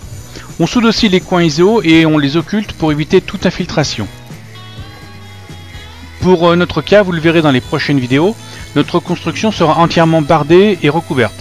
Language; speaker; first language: French; native; French